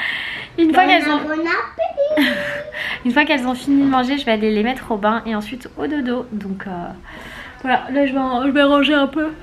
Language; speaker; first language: French; native; French